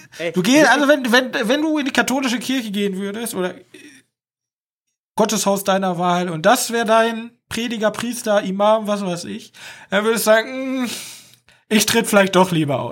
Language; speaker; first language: German; native; German